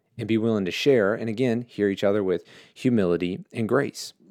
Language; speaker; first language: English; native; English